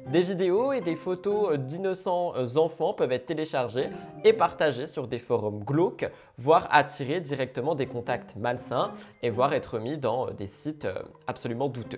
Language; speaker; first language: French; native; French